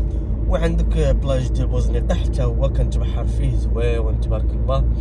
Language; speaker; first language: Arabic; native; Arabic